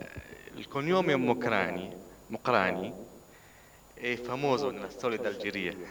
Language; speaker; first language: Italian; non-native, fluent; Arabic